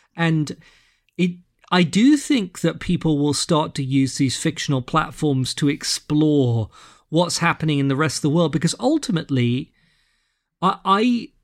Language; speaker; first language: English; native; English